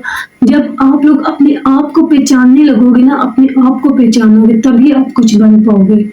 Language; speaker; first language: Urdu; native; Urdu